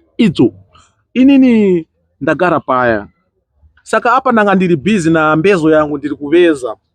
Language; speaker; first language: Shona; non-native, local second language; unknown